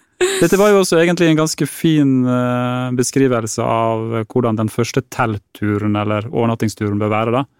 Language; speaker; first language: Norwegian; native; Norwegian